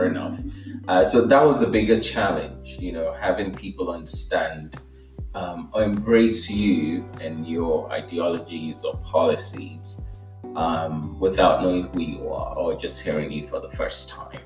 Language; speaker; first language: English; non-native, local second language; Igbo